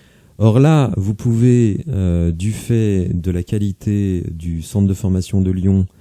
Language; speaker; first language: French; native; French